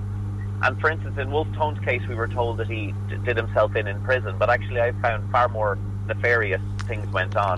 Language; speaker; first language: English; native; English